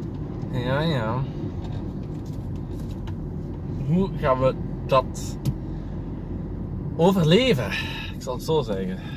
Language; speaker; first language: Dutch; native; Dutch